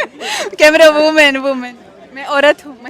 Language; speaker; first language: Hindi; non-native, learner; Russian